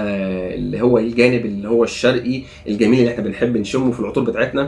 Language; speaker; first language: Arabic; native; Arabic